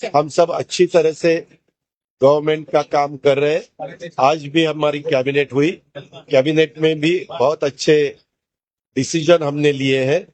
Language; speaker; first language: Hindi; non-native, local second language; Marathi